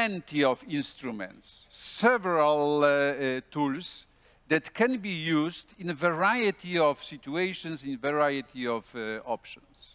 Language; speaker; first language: English; non-native, fluent; Polish